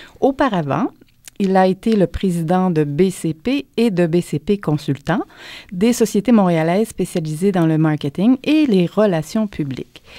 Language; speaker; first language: French; native; French